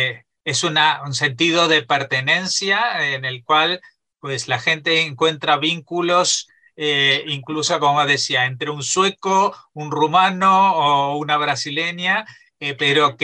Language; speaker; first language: Spanish; native; Spanish